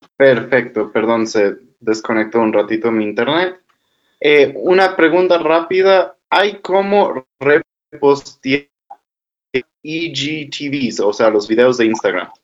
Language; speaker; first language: Spanish; native; Spanish